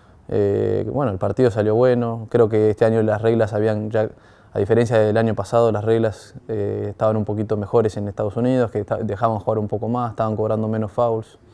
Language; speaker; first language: Spanish; native; Spanish